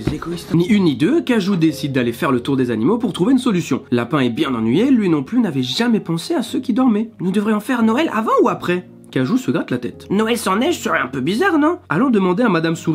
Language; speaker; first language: French; native; French